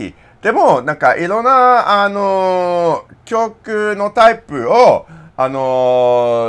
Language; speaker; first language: Japanese; non-native, learner; English